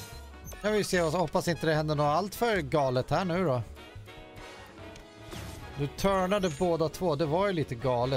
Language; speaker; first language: Swedish; native; Swedish